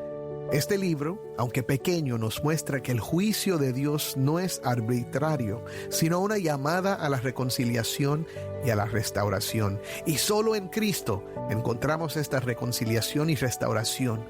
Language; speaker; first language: Spanish; native; Spanish